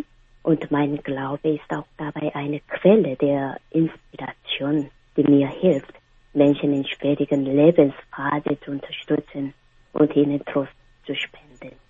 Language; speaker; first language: German; non-native, fluent; Korean